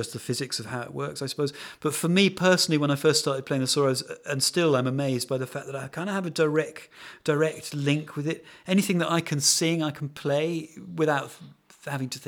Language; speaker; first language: English; native; English